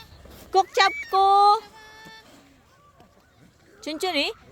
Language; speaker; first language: Korean; non-native, learner; Filipino